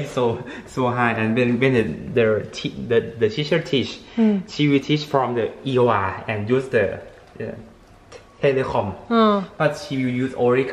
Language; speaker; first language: English; non-native, learner; Thai